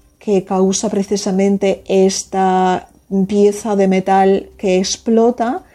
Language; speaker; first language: Spanish; non-native, fluent; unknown